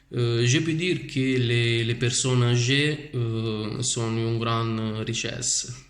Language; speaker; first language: French; non-native, learner; Italian